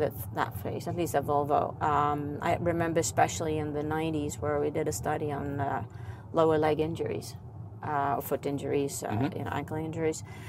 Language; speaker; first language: English; non-native, fluent; Swedish